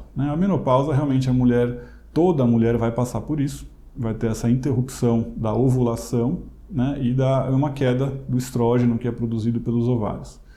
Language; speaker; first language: Portuguese; native; Portuguese